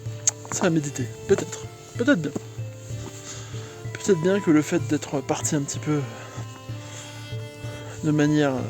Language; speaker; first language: French; native; French